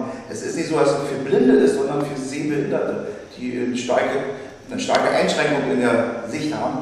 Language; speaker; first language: German; native; German